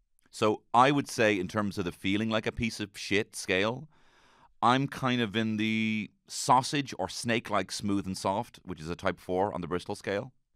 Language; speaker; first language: English; native; English